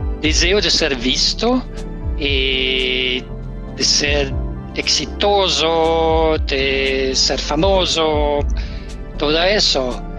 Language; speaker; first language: Spanish; non-native, learner; Danish